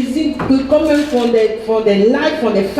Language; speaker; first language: German; non-native, fluent; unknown